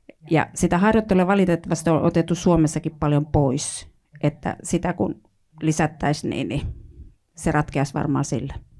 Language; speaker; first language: Finnish; native; Finnish